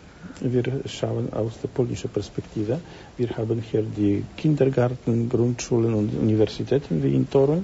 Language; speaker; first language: German; non-native, fluent; Polish